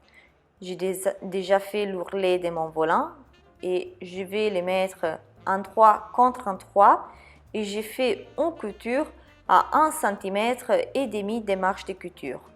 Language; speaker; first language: French; non-native, fluent; Italian